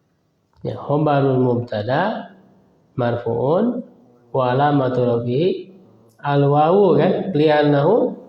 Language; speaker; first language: Arabic; non-native, fluent; Indonesian